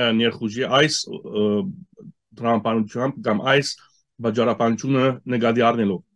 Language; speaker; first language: Armenian; early bilingual, heritage; Armenian